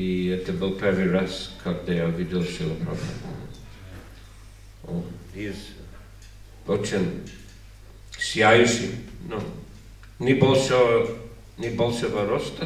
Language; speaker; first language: Russian; non-native, learner; English